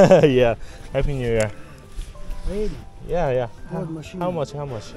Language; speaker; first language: English; non-native, learner; Korean